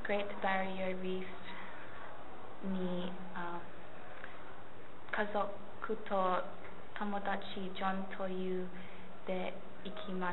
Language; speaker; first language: Japanese; non-native, learner; English